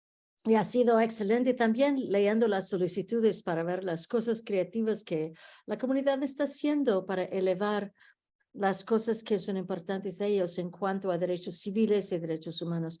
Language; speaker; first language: Spanish; early bilingual, heritage; Spanish